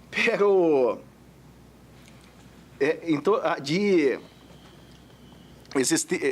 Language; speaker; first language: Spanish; non-native, fluent; Portuguese